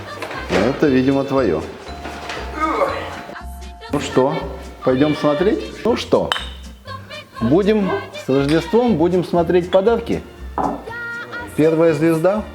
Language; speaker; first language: Russian; native; Russian